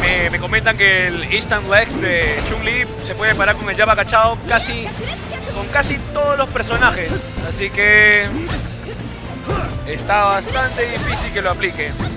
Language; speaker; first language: Spanish; native; Spanish